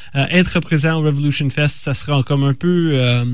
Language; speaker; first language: French; native; French